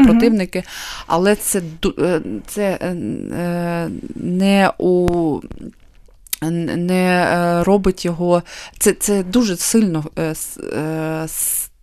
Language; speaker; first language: Ukrainian; non-native, local second language; Russian